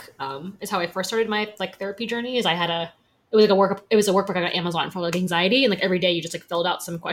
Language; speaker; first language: English; native; English